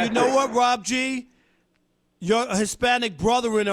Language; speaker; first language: English; native; English